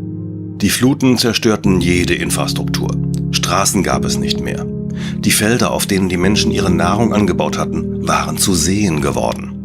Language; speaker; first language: German; native; German